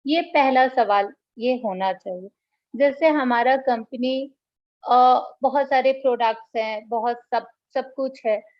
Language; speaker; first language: Hindi; non-native, local second language; Bangla